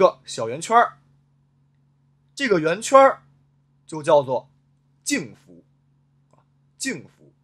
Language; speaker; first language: Chinese; native; Chinese